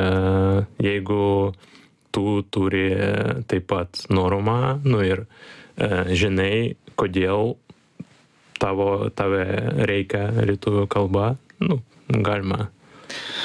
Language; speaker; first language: Lithuanian; non-native, learner; Ukrainian